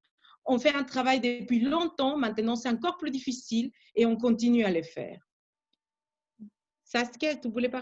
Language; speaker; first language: French; non-native, fluent; Spanish